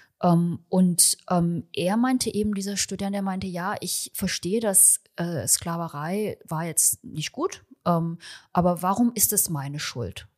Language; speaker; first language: German; early bilingual, other home language; Chinese